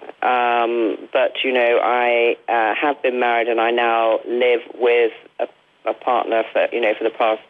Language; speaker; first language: English; native; English